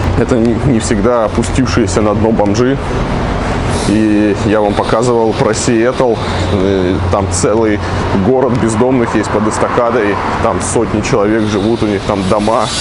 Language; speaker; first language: Russian; native; Russian